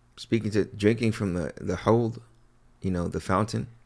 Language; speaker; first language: English; early bilingual, other home language; Akan